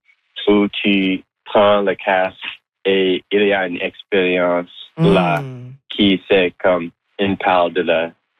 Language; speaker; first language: French; non-native, learner; English